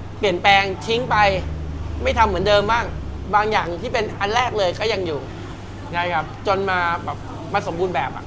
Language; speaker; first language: Thai; native; Thai